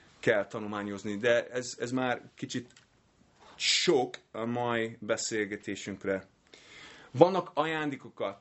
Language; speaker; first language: Hungarian; non-native, fluent; English